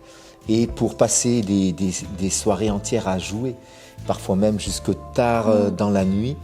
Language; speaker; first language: French; native; French